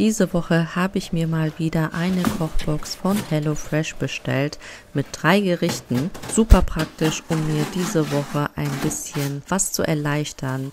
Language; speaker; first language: German; native; German